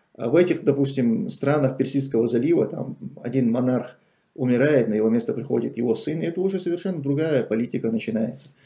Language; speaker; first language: Russian; non-native, local second language; Chechen